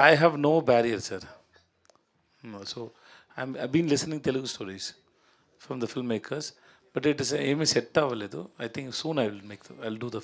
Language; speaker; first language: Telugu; non-native, learner; Tamil